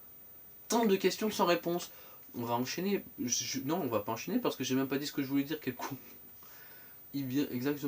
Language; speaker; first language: French; native; French